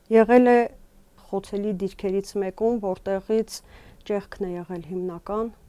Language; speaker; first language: Armenian; native; Armenian